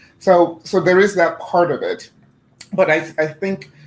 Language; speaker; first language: English; non-native, fluent; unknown